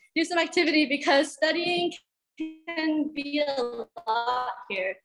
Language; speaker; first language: English; native; English